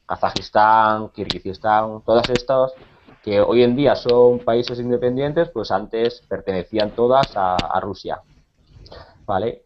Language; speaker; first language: Spanish; native; Spanish